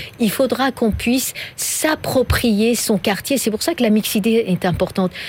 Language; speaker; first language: French; non-native, fluent; Persian